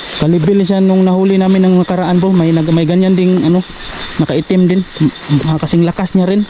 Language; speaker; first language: Filipino; native; Filipino